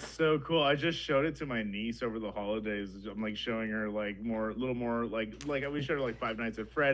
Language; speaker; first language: English; native; English